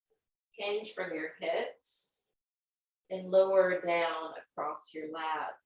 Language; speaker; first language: English; native; English